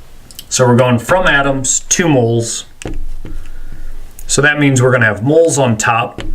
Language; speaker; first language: English; native; English